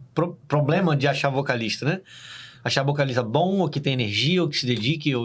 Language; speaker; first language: Portuguese; native; Portuguese